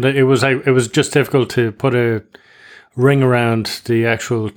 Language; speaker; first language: English; native; English